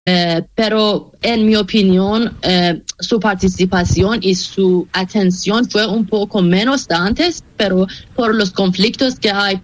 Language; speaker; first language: Spanish; non-native, fluent; Persian